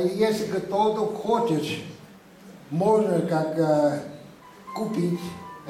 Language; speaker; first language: Russian; non-native, fluent; Vietnamese